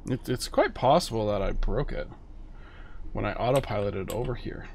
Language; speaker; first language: English; native; English